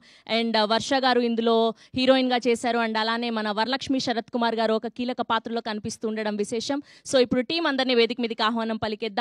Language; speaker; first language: Telugu; native; Telugu